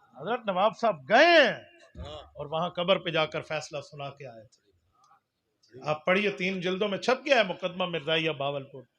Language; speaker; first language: Urdu; non-native, local second language; Punjabi